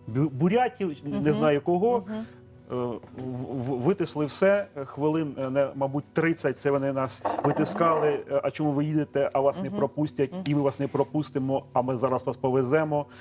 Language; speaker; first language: Ukrainian; native; Ukrainian